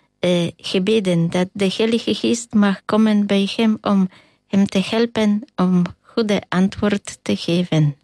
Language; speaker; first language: Dutch; non-native, learner; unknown